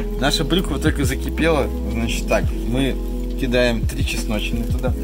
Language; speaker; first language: Russian; native; Russian